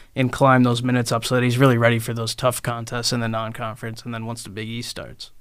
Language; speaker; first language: English; native; English